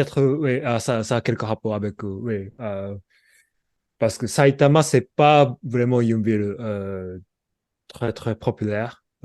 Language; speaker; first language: French; non-native, learner; Japanese